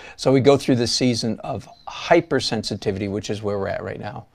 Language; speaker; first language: English; native; English